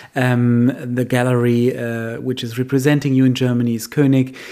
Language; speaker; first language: English; non-native, fluent; German